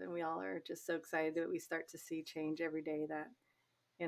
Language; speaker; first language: English; native; English